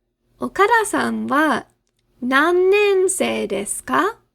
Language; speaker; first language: Japanese; non-native, fluent; English